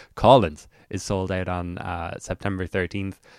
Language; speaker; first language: English; native; English